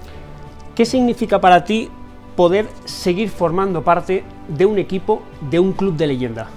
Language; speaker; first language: Spanish; native; Spanish